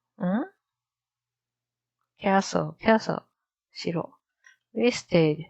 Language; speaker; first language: English; non-native, learner; Japanese